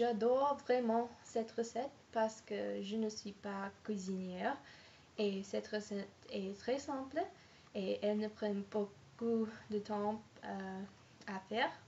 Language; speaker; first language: French; non-native, learner; English